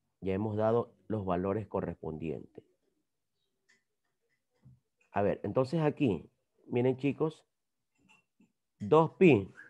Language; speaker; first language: Spanish; native; Spanish